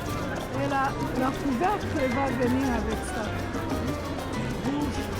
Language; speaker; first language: French; non-native, local second language; Kinyarwanda